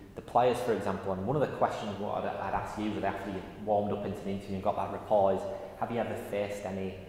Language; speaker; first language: English; native; English